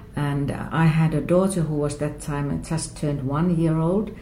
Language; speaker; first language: English; non-native, fluent; Finnish